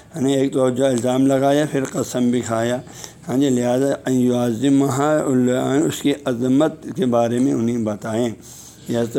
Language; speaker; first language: Urdu; non-native, local second language; Balti